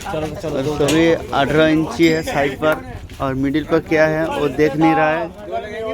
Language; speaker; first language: Hindi; non-native, local second language; Bangla